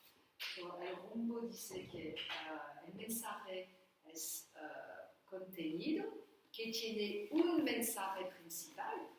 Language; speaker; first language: Spanish; non-native, learner; French